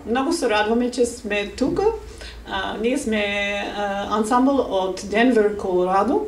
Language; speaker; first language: Bulgarian; non-native, fluent; English